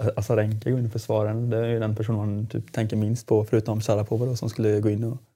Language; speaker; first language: Swedish; native; Swedish